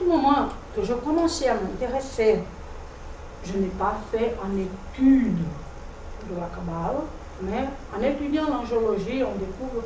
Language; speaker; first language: French; non-native, fluent; Portuguese